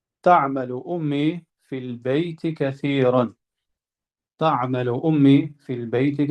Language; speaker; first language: Arabic; non-native, fluent; Albanian